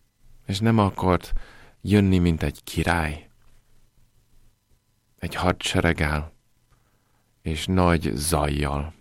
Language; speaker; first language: Hungarian; non-native, fluent; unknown